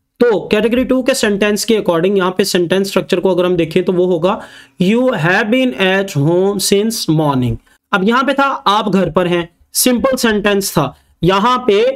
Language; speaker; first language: Urdu; native; Urdu